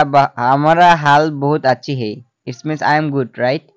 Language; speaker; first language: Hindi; non-native, learner; Bangla